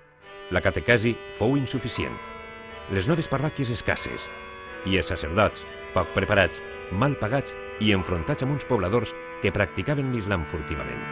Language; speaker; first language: Catalan; native; Catalan